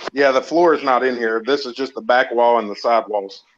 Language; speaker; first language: English; native; English